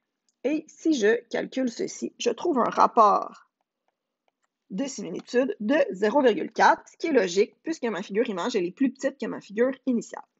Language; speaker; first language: French; native; French